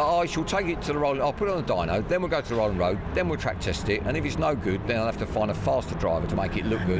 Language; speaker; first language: English; native; English